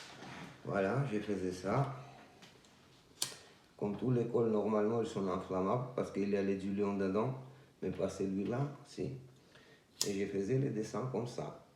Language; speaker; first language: French; non-native, fluent; Georgian